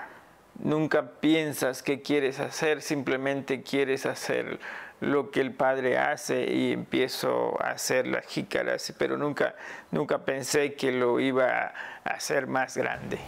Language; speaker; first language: Spanish; non-native, local second language; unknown